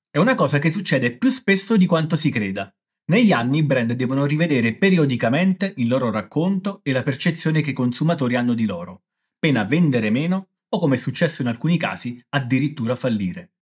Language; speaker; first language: Italian; native; Italian